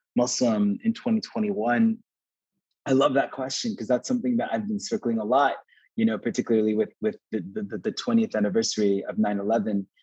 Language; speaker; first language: English; native; English